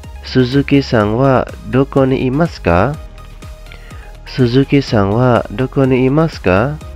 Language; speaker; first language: Japanese; non-native, fluent; Indonesian